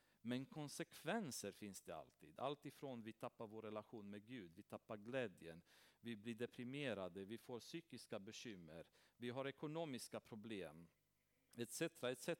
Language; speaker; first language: Swedish; non-native, fluent; Romanian